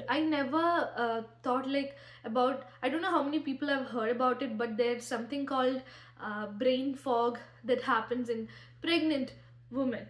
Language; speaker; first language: English; non-native, local second language; Malayalam